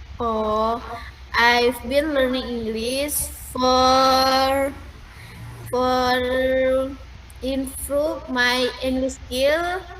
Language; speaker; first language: English; non-native, learner; Indonesian